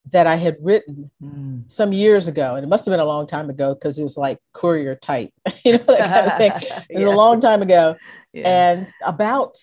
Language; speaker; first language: English; native; English